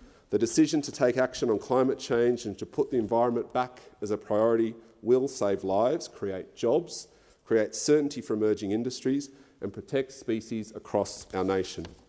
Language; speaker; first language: English; early bilingual, other home language; French